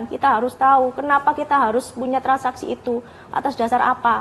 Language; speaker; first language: Indonesian; native; Indonesian